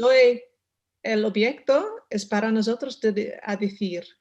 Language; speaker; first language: Spanish; non-native, learner; Dutch